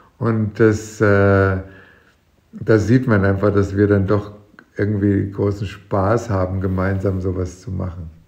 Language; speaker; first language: German; native; German